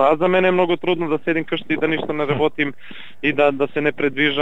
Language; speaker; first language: Bulgarian; non-native, learner; Serbian